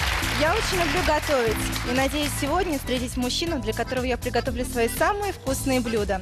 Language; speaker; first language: Russian; native; Russian